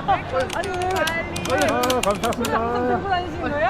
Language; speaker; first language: Korean; native; Korean